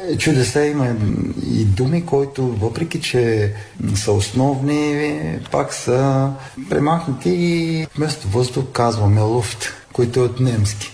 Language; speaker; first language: Bulgarian; early bilingual, heritage; Bulgarian